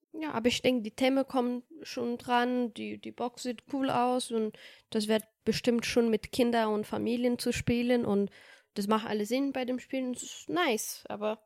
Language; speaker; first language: German; non-native, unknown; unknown